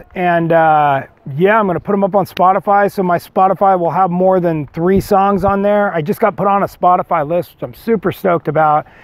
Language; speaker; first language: English; native; English